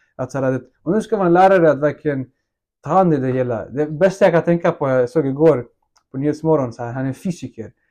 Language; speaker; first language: Swedish; native; Swedish